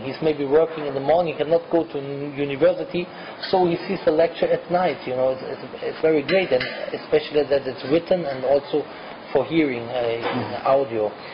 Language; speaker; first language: English; non-native, fluent; German